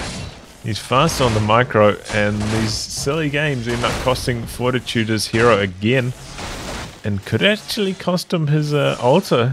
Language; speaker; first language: English; native; English